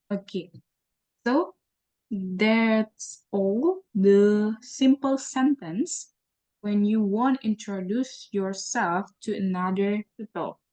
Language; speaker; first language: English; non-native, learner; Indonesian